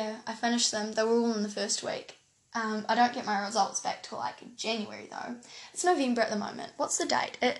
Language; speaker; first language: English; native; English